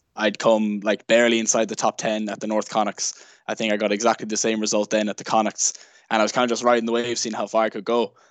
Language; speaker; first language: English; native; English